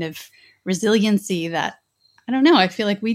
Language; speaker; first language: English; native; English